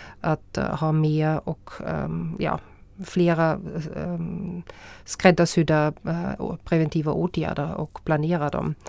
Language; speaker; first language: Swedish; non-native, fluent; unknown